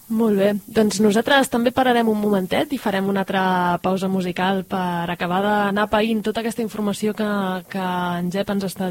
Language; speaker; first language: Catalan; native; Catalan